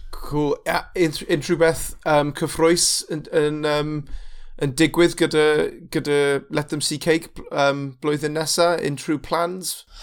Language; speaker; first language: Welsh; non-native, local second language; English